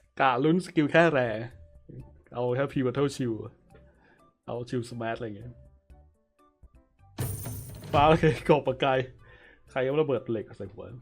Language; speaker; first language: Thai; native; Thai